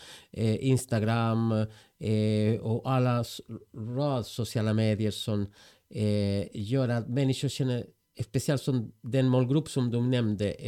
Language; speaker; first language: Swedish; non-native, fluent; Spanish